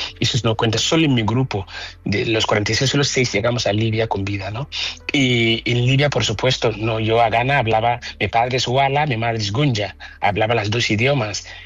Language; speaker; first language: Spanish; non-native, fluent; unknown